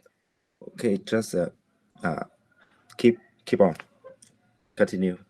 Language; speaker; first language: English; non-native, fluent; Vietnamese